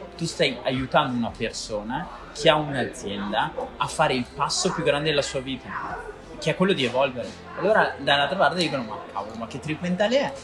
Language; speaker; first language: Italian; early bilingual, other home language; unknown